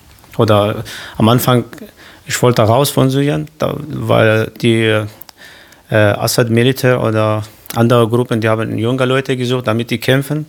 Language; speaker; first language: German; non-native, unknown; Kurdish